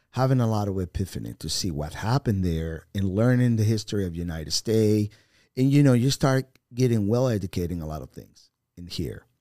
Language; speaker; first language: English; non-native, fluent; Spanish